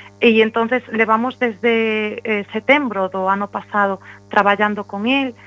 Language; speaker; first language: Galician; non-native, local second language; Spanish